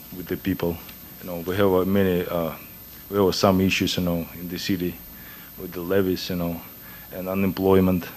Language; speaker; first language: English; non-native, fluent; Russian